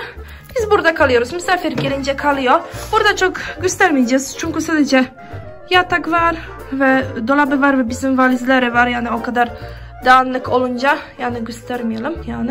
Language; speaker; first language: Turkish; non-native, learner; Polish